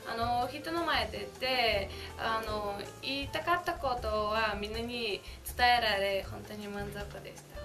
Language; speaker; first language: Japanese; non-native, fluent; Bulgarian